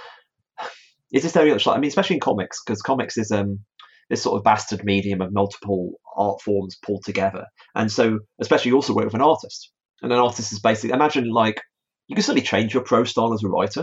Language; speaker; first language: English; native; English